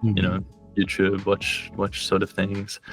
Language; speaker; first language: English; native; English